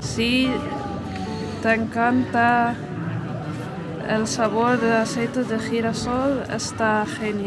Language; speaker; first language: Spanish; non-native, fluent; Dutch